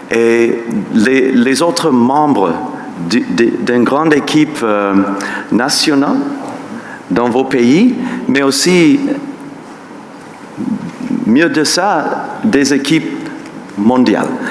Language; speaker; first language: French; non-native, fluent; English